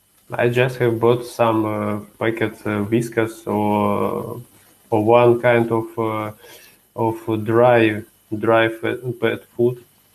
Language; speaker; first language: English; non-native, learner; Russian